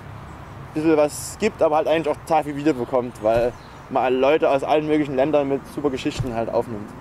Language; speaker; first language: German; native; German